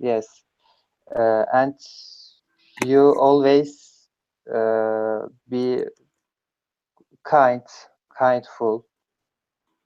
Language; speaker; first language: English; non-native, learner; Turkish